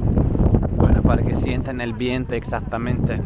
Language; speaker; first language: Spanish; non-native, learner; Turkish